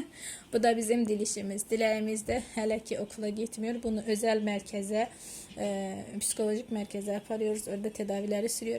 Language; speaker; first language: Turkish; early bilingual, heritage; Turkish